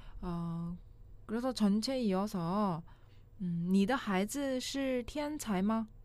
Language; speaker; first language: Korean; non-native, fluent; Chinese